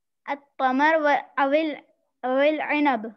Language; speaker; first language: Arabic; non-native, learner; Urdu